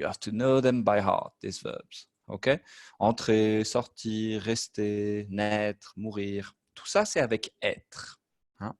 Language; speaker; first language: French; native; French